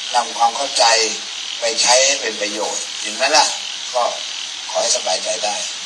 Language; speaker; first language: Thai; native; Thai